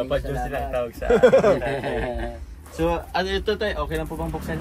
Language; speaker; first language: Filipino; native; Filipino